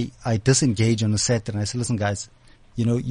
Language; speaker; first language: English; native; English